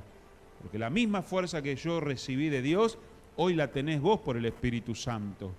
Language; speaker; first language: Spanish; native; Spanish